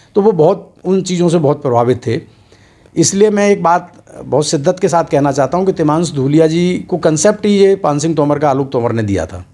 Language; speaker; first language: Hindi; native; Hindi